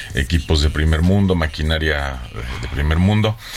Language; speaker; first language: Spanish; native; Spanish